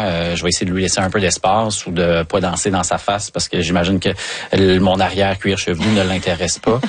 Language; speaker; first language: French; native; French